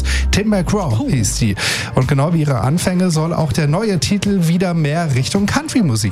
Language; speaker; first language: German; native; German